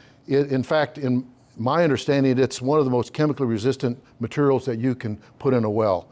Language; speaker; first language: English; native; English